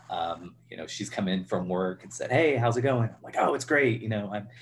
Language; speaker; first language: English; native; English